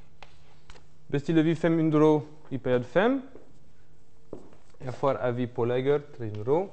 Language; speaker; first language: Norwegian; non-native, fluent; French